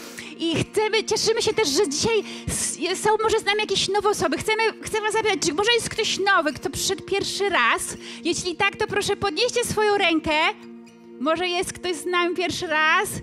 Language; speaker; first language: Polish; native; Polish